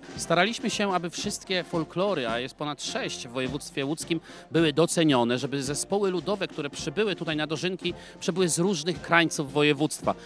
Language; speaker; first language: Polish; native; Polish